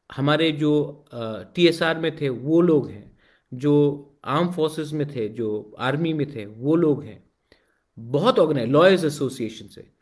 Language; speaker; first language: Hindi; non-native, local second language; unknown